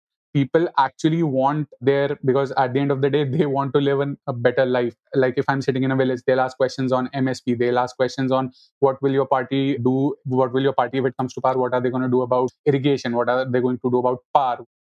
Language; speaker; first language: English; non-native, local second language; Hindi